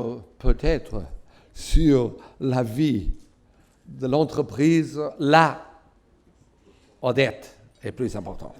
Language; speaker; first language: French; non-native, fluent; Portuguese